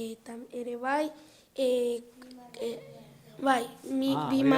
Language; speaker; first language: Basque; non-native, local second language; Spanish